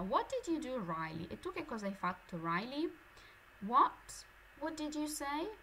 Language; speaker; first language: English; non-native, fluent; Italian